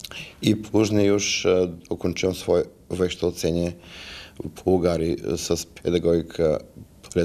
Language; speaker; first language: Polish; non-native, fluent; Bulgarian